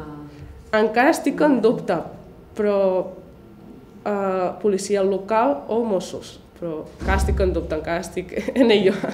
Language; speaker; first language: Catalan; early bilingual, other home language; Spanish